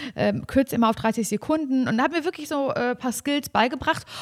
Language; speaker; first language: German; native; German